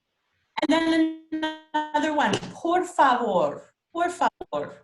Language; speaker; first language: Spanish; non-native, fluent; English